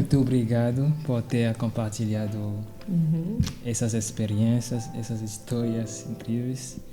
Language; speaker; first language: Portuguese; non-native, fluent; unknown